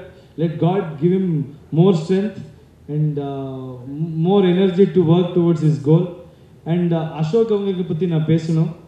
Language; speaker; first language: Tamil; non-native, learner; Kannada